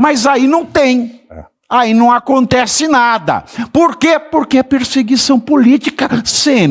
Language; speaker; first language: Portuguese; native; Portuguese